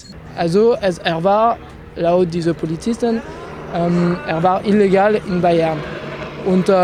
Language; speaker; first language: German; non-native, fluent; French